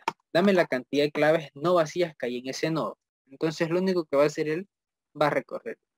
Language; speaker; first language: Spanish; native; Spanish